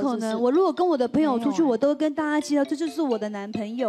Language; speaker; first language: Chinese; native; Chinese